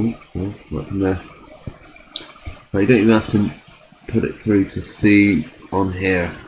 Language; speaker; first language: English; native; English